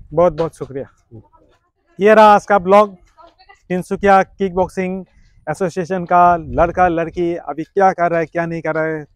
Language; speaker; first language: Hindi; non-native, local second language; Assamese